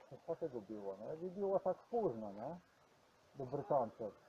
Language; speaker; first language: Polish; non-native, learner; Czech